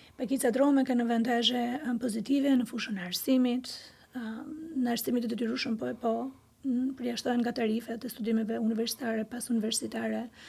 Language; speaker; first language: Albanian; non-native, local second language; Greek